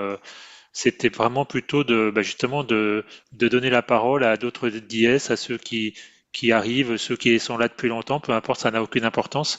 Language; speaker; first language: French; native; French